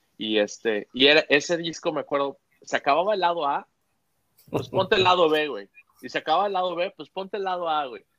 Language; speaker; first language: Spanish; native; Spanish